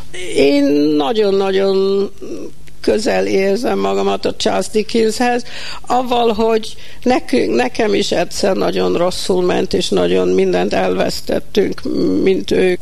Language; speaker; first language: Hungarian; early bilingual, heritage; Hungarian